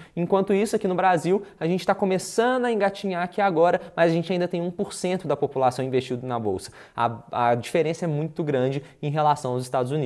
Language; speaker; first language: Portuguese; native; Portuguese